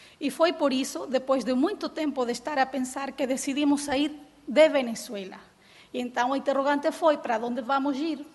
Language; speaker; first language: Portuguese; early bilingual, heritage; Portuguese